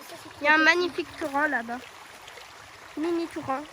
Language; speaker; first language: French; early bilingual, heritage; French